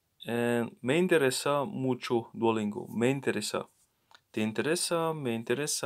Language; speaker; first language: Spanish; non-native, learner; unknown